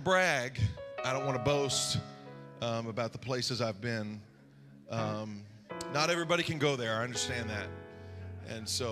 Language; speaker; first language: English; native; English